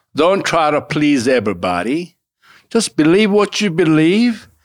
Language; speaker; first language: English; non-native, fluent; Korean